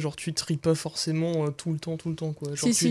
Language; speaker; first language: French; native; French